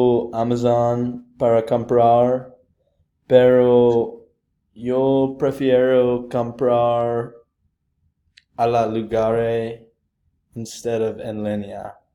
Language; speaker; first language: Spanish; non-native, learner; English